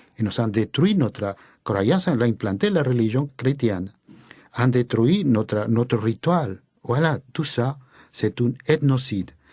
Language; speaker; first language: French; non-native, fluent; Spanish